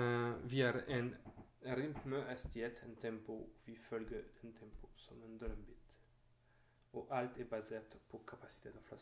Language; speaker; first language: Norwegian; non-native, fluent; French